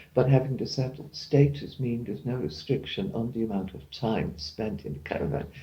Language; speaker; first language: English; non-native, fluent; Dutch